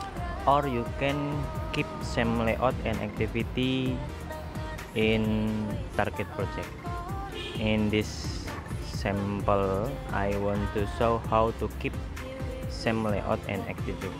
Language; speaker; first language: English; non-native, learner; Indonesian